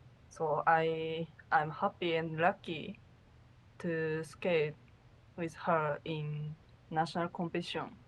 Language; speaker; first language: English; non-native, learner; Japanese